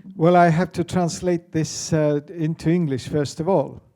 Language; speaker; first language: English; non-native, fluent; Estonian